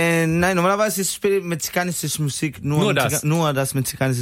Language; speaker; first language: German; non-native, learner; Spanish